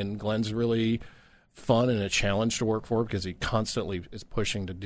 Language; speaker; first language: English; native; English